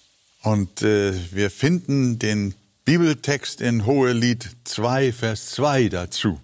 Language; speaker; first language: German; native; German